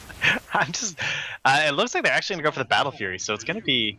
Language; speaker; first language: English; native; English